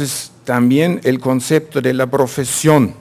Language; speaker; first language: Spanish; non-native, fluent; German